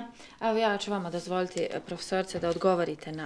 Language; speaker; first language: Serbian; native; Serbian